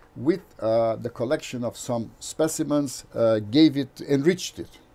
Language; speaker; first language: English; non-native, fluent; Portuguese